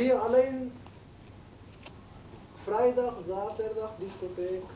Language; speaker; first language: Dutch; non-native, learner; Arabic